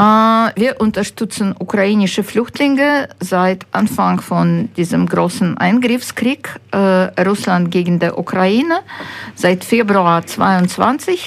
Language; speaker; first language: German; non-native, fluent; Ukrainian